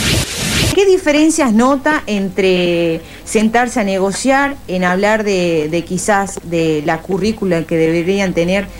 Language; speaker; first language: Spanish; native; Spanish